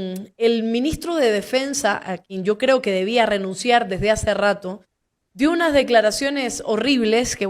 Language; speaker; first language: Spanish; native; Spanish